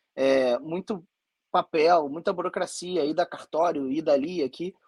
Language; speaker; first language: Portuguese; native; Portuguese